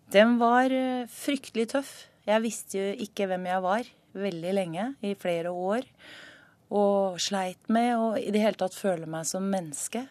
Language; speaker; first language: Norwegian; native; Norwegian